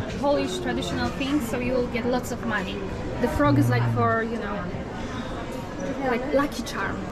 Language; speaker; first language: English; non-native, fluent; Polish